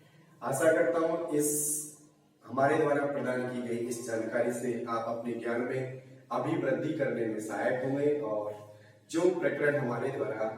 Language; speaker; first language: Hindi; native; Hindi